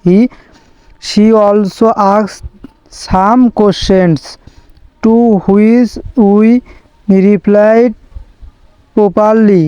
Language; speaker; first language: English; non-native, local second language; Bangla